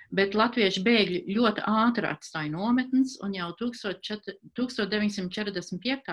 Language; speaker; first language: Latvian; early bilingual, heritage; Latvian